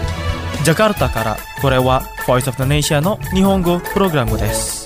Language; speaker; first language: Japanese; non-native, fluent; Indonesian